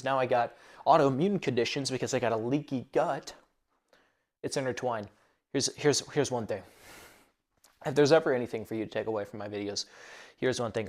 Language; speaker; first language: English; native; English